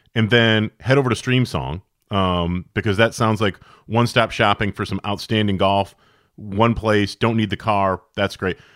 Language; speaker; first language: English; native; English